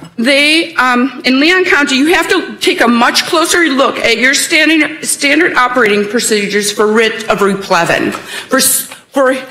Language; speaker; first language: English; native; English